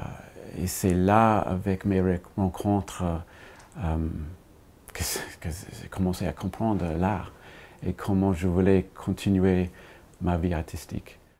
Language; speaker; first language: French; non-native, fluent; English